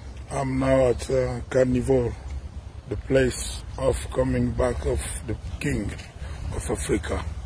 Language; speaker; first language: English; non-native, learner; Lingala